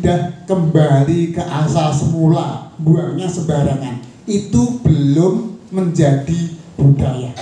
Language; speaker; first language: Indonesian; native; Indonesian